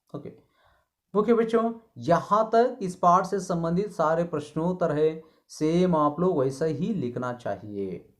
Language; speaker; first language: Hindi; non-native, local second language; Kannada